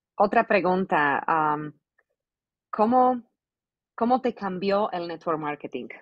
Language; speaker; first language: Spanish; non-native, fluent; Slovak